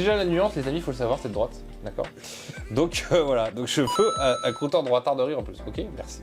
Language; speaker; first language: French; native; French